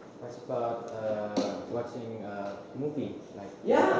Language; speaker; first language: English; non-native, learner; Indonesian